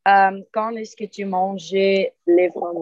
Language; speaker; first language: French; non-native, learner; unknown